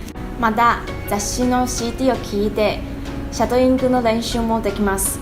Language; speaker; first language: Japanese; non-native, learner; Chinese